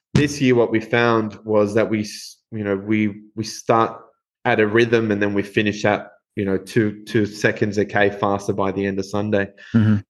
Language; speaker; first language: English; non-native, fluent; Spanish